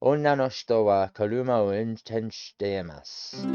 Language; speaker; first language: Japanese; non-native, learner; English